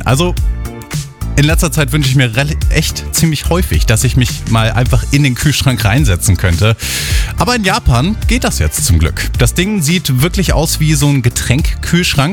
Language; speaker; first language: German; native; German